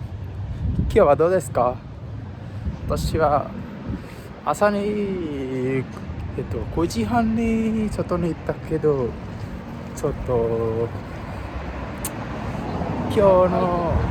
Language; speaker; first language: Japanese; non-native, learner; Sinhala